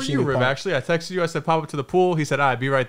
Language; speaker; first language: English; native; English